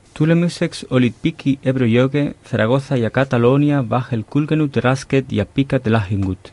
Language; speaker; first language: Estonian; non-native, fluent; Spanish